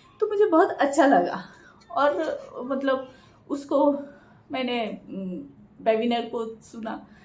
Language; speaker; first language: Hindi; non-native, local second language; Bangla